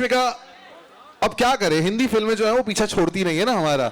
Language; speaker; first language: Hindi; native; Hindi